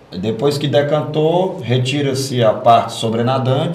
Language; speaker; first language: Portuguese; native; Portuguese